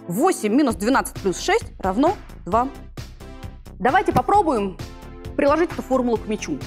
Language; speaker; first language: Russian; native; Russian